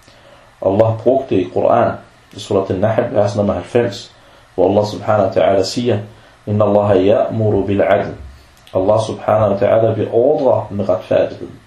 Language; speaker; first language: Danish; non-native, fluent; Arabic